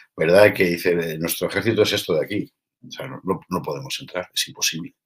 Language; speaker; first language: Spanish; native; Spanish